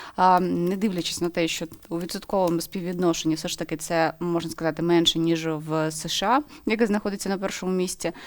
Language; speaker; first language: Ukrainian; native; Ukrainian